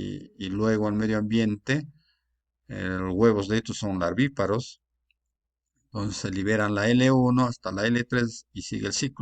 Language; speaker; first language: Spanish; native; Spanish